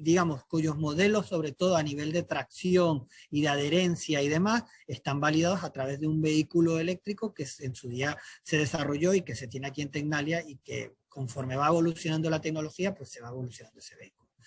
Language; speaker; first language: Spanish; native; Spanish